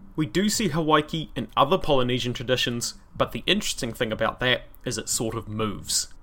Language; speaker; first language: English; native; English